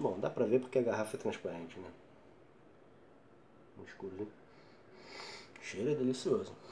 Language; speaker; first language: Portuguese; native; Portuguese